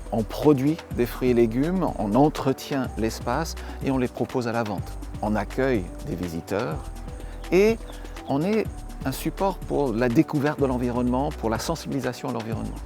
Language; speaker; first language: French; native; French